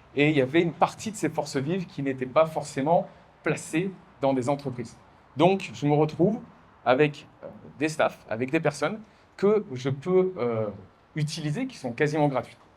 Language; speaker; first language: French; native; French